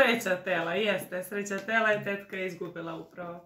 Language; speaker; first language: Croatian; native; Croatian